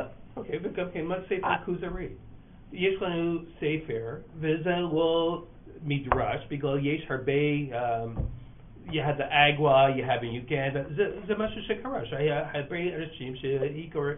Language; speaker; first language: Hebrew; non-native, learner; English